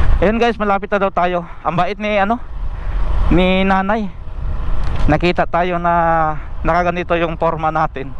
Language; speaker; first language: Filipino; native; Filipino